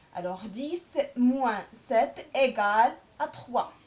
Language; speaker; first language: French; non-native, local second language; Arabic